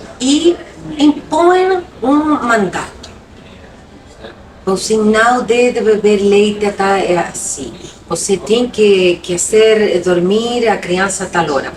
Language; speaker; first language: Portuguese; non-native, local second language; Spanish